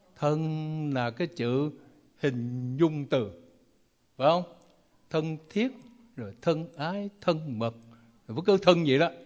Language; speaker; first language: Vietnamese; non-native, local second language; Chinese